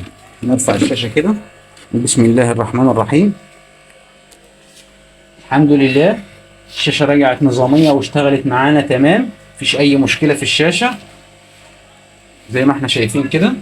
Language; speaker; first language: Arabic; native; Arabic